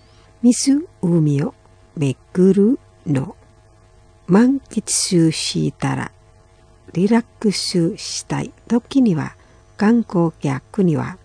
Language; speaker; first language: Japanese; non-native, fluent; Indonesian